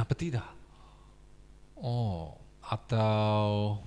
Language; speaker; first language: Indonesian; non-native, fluent; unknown